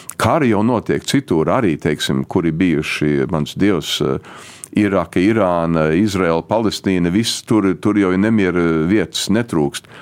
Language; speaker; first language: Latvian; early bilingual, heritage; Latvian